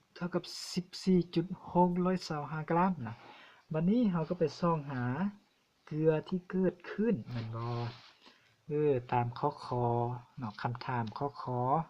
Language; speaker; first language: Lao; non-native, local second language; Hmong